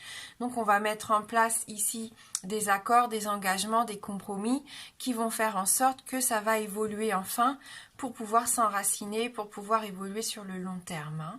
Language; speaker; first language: French; native; French